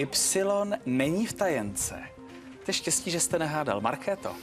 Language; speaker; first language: Czech; native; Czech